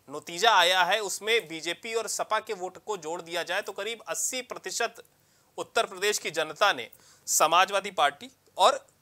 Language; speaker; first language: Hindi; native; Hindi